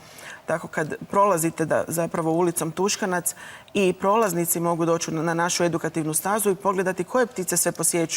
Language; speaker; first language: Croatian; native; Croatian